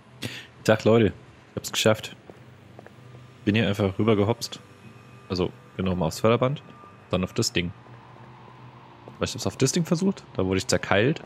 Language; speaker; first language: German; native; German